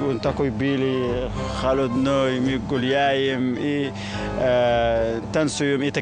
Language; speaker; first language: Russian; non-native, learner; Arabic